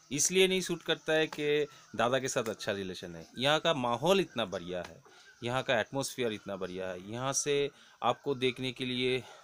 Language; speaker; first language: Hindi; non-native, local second language; Bangla